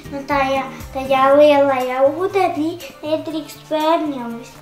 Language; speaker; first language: Latvian; early bilingual, heritage; Latvian